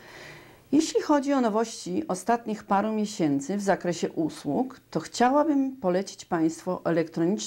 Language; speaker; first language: Polish; native; Polish